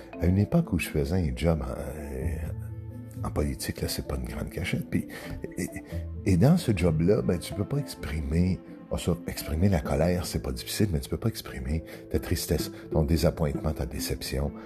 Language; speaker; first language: French; native; French